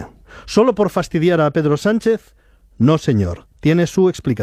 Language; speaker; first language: Spanish; native; Spanish